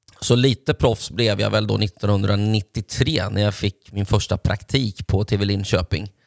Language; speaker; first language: Swedish; native; Swedish